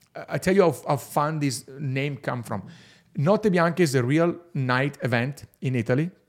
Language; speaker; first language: English; non-native, fluent; Italian